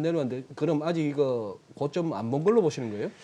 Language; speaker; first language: Korean; native; Korean